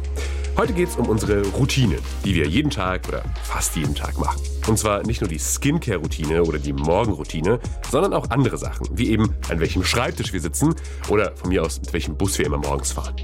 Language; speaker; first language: German; native; German